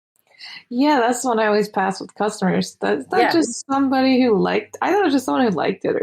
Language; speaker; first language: English; native; English